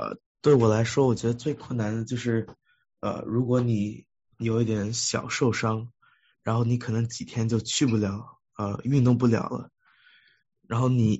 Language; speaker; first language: Chinese; early bilingual, heritage; Chinese